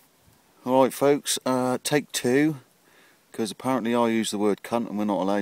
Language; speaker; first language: English; native; English